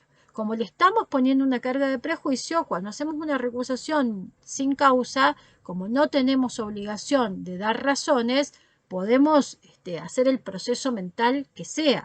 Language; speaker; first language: Spanish; native; Spanish